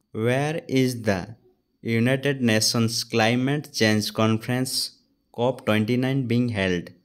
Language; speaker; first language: English; non-native, local second language; Odia